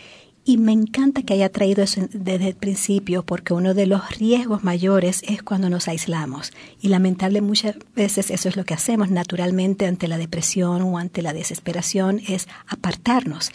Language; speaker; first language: Spanish; native; Spanish